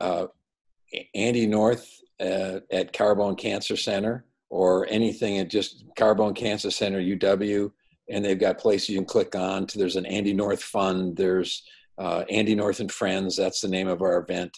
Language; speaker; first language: English; native; English